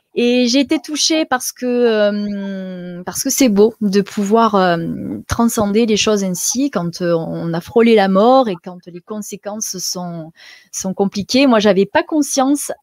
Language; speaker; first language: French; native; French